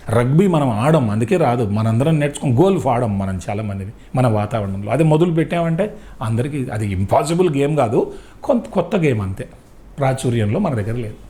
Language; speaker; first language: Telugu; native; Telugu